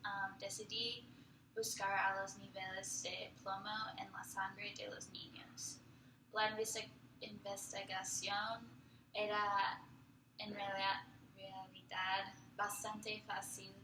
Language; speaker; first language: Spanish; non-native, learner; English